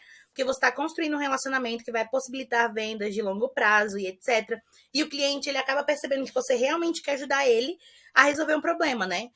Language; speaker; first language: Portuguese; native; Portuguese